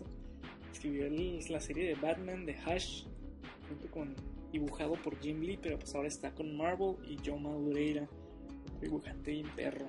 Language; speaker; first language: Spanish; native; Spanish